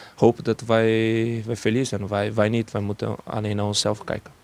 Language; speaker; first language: Dutch; non-native, fluent; Portuguese